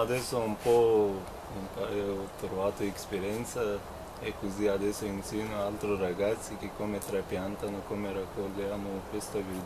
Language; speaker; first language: Italian; non-native, learner; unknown